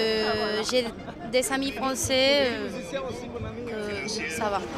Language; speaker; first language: French; non-native, learner; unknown